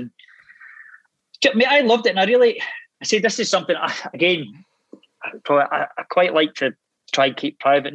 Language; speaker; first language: English; native; English